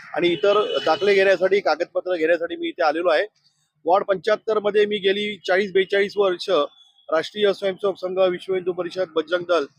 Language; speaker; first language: Marathi; native; Marathi